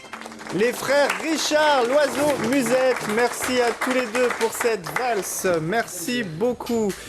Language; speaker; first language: French; native; French